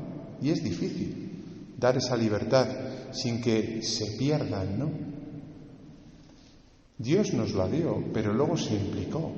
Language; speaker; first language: Spanish; native; Spanish